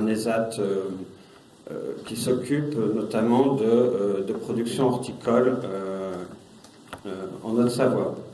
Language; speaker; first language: French; native; French